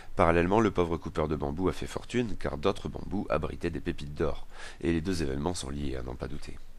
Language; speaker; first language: French; native; French